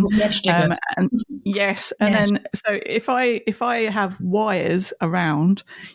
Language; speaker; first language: English; native; English